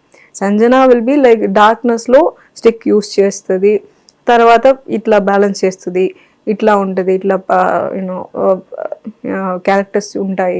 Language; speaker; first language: Telugu; non-native, learner; Tamil